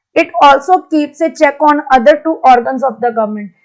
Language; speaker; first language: English; non-native, local second language; Punjabi